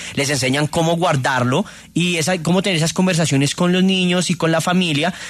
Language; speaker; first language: Spanish; native; Spanish